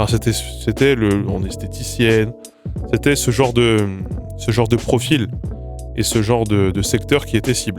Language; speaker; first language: French; native; French